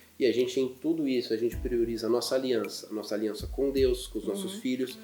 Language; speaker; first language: Portuguese; non-native, fluent; German